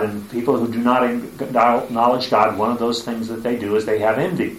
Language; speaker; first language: English; native; English